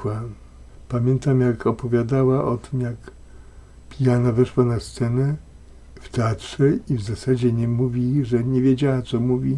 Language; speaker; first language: Polish; native; Polish